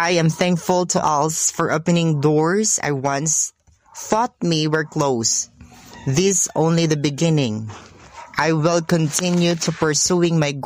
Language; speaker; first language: English; non-native, local second language; Hiligaynon